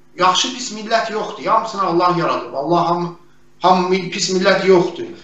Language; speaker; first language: Azerbaijani; non-native, local second language; Talysh